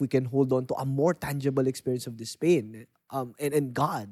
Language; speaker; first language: English; non-native, local second language; Filipino